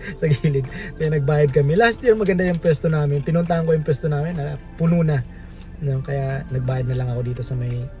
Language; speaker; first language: Filipino; non-native, local second language; Bikol